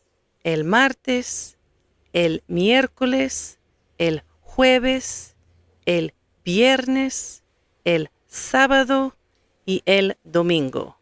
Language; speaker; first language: Spanish; non-native, fluent; English